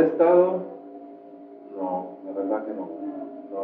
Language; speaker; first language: Spanish; non-native, fluent; French